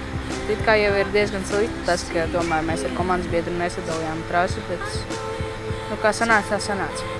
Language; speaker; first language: Latvian; native; Latvian